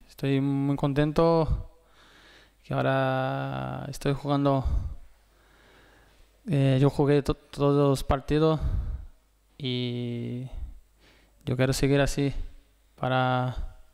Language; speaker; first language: Spanish; non-native, learner; Portuguese